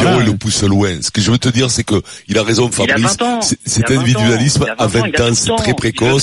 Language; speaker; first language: French; native; French